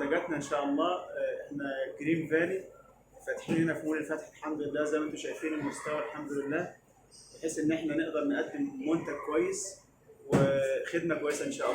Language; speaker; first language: Arabic; native; Arabic